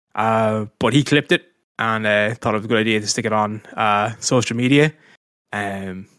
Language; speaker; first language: English; native; English